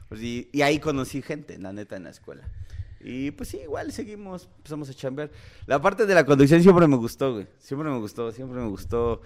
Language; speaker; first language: Spanish; native; Spanish